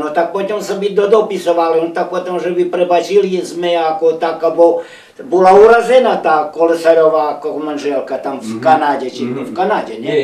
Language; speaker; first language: Slovak; early bilingual, other home language; Rusyn